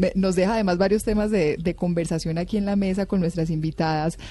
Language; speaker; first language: Spanish; native; Spanish